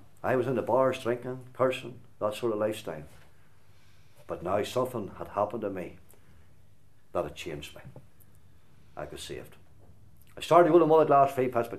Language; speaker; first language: English; native; English